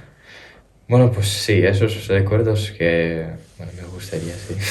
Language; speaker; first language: Spanish; early bilingual, other home language; Ukrainian